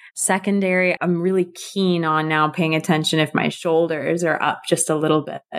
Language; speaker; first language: English; native; English